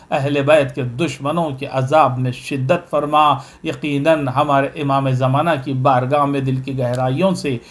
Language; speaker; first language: Urdu; native; Urdu